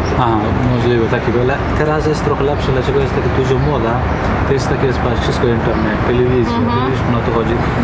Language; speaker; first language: Polish; non-native, learner; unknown